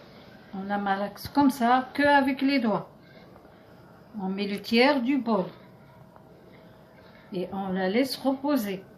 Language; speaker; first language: French; non-native, local second language; Arabic